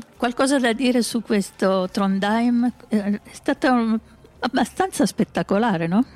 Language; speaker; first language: Italian; native; Italian